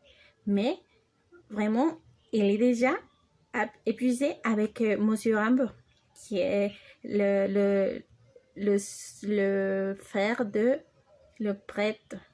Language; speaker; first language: French; non-native, learner; Spanish